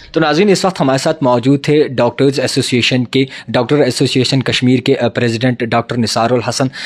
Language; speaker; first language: Urdu; non-native, local second language; Kashmiri